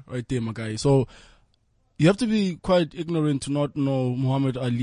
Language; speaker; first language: English; non-native, local second language; Zulu